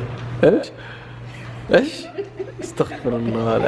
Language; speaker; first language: Arabic; native; Arabic